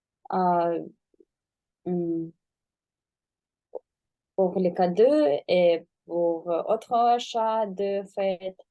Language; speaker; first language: French; non-native, learner; Russian